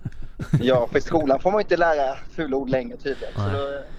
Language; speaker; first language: Swedish; native; Swedish